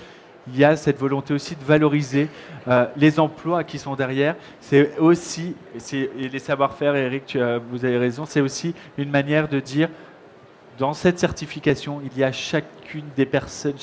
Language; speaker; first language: French; native; French